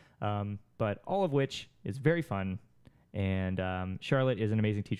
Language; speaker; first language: English; native; English